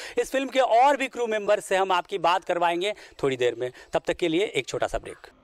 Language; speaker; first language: Hindi; non-native, local second language; Maithili